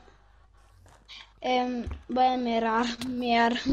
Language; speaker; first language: Spanish; non-native, learner; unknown